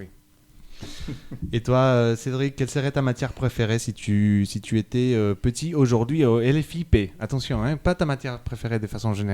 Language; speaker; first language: French; native; French